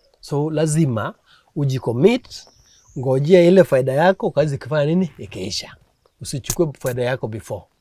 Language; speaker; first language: Swahili; native; Swahili